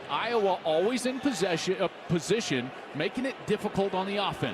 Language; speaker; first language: English; native; English